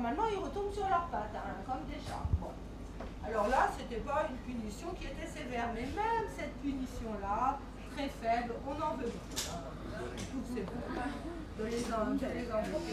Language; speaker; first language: French; native; French